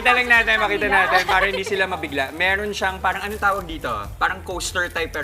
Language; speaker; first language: Filipino; native; Filipino